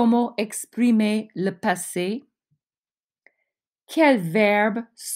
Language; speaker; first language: French; non-native, fluent; English